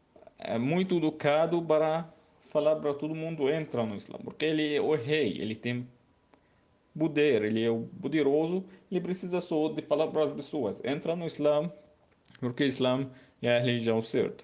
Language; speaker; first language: Portuguese; non-native, learner; Arabic